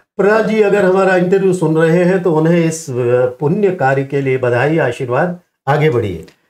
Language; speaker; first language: Hindi; native; Hindi